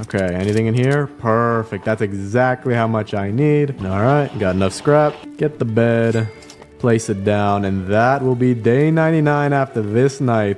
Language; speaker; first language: English; native; English